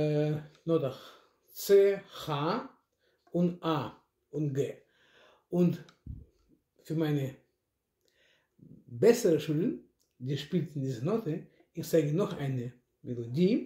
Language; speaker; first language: German; non-native, learner; Russian